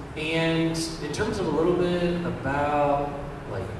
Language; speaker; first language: English; native; English